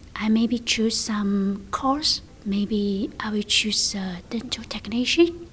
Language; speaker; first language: English; non-native, learner; Chinese